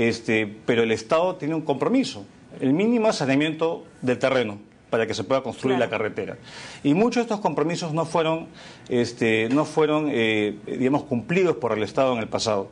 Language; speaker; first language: Spanish; native; Spanish